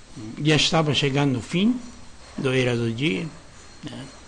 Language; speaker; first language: Portuguese; non-native, learner; Japanese